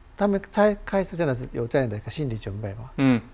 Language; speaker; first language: Chinese; non-native, fluent; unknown